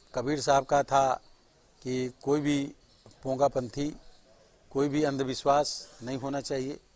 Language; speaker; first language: Hindi; native; Hindi